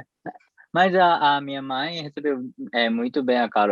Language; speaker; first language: Portuguese; non-native, fluent; Japanese